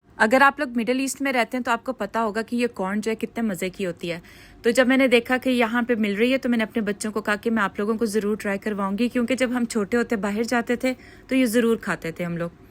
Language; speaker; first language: Urdu; native; Urdu